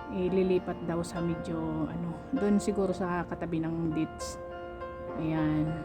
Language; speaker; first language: Filipino; non-native, local second language; Bikol